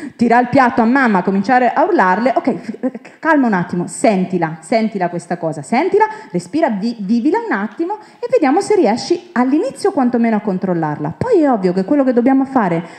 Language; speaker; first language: Italian; native; Italian